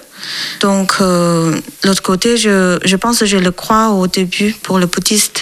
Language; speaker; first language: French; non-native, learner; Chinese